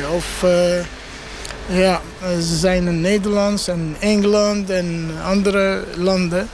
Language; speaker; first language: Dutch; non-native, learner; Arabic